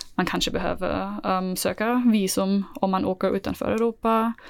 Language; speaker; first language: Swedish; non-native, fluent; German